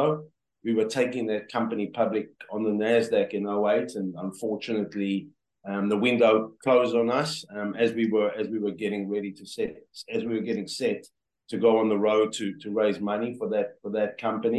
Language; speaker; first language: English; native; English